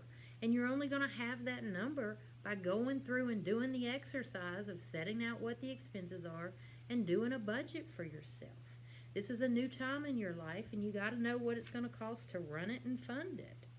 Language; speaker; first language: English; native; English